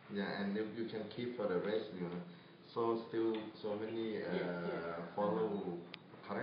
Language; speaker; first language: English; non-native, fluent; Thai